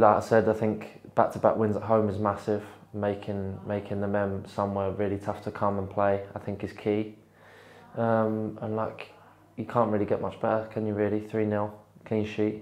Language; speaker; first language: English; native; English